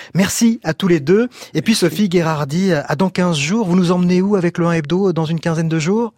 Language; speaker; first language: French; native; French